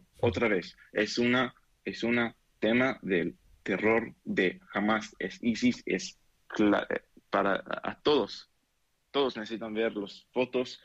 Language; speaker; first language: Spanish; non-native, learner; Hebrew